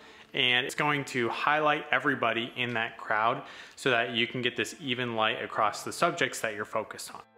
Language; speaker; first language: English; native; English